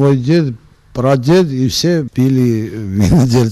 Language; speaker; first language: Russian; non-native, local second language; Georgian